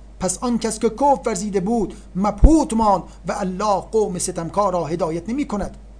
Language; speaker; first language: Persian; native; Persian